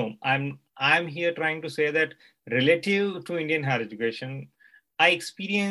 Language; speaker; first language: English; non-native, local second language; Gujarati